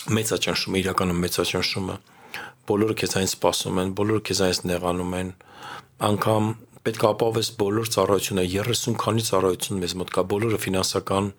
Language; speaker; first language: Armenian; native; Armenian